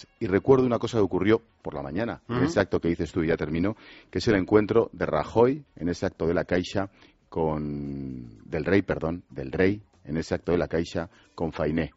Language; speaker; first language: Spanish; native; Spanish